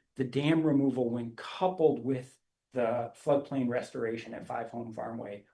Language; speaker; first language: English; native; English